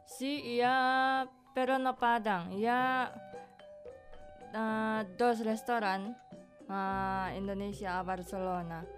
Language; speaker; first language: Catalan; non-native, learner; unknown